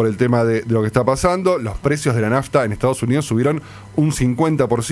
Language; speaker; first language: Spanish; native; Spanish